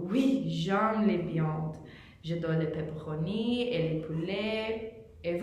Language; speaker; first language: French; non-native, learner; English